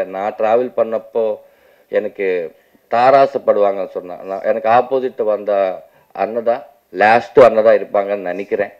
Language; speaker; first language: Tamil; non-native, local second language; Telugu